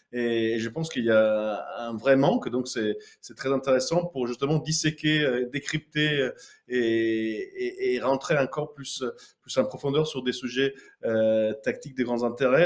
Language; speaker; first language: French; native; French